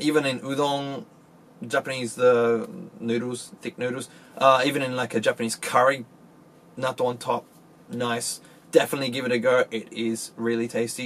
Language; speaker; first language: English; native; English